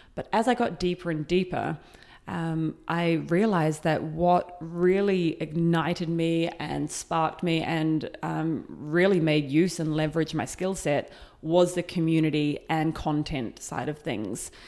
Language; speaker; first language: English; native; English